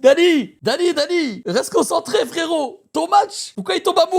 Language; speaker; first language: French; native; French